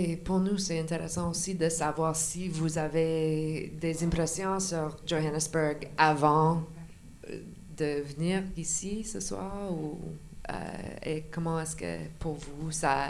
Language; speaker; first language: French; non-native, local second language; English